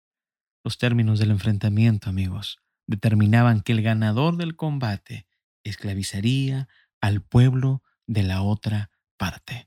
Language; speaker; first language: Spanish; native; Spanish